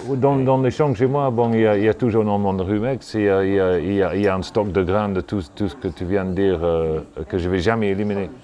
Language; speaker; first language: French; non-native, fluent; English